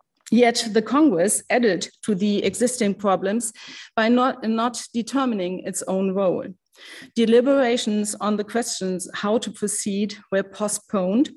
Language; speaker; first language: English; non-native, fluent; German